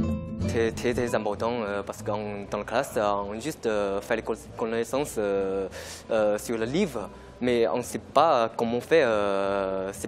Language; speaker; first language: French; non-native, learner; Chinese